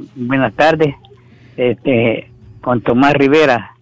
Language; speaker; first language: Spanish; native; Spanish